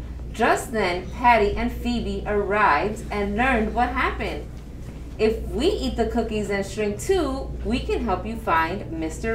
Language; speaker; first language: English; early bilingual, other home language; Spanish